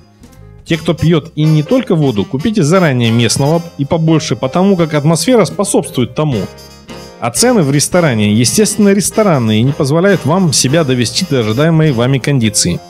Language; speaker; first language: Russian; native; Russian